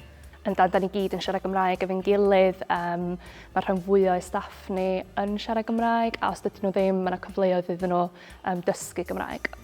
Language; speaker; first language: Welsh; native; Welsh